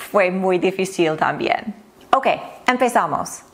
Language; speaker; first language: Spanish; non-native, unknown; English